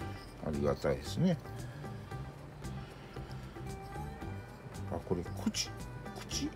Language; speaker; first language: Japanese; native; Japanese